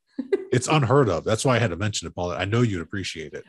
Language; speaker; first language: English; native; English